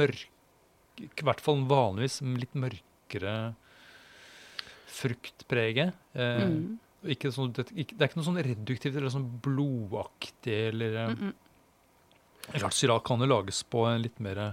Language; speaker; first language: Norwegian; native; Norwegian